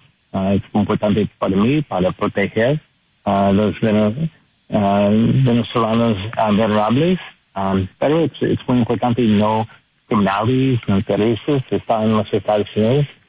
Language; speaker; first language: Spanish; non-native, learner; English